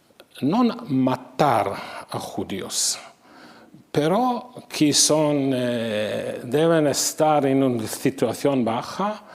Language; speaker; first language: Spanish; non-native, fluent; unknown